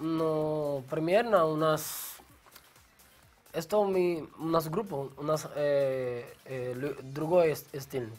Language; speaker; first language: Russian; non-native, learner; Spanish